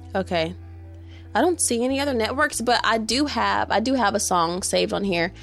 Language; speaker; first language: English; native; English